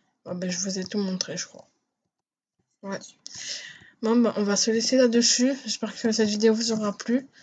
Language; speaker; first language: French; native; French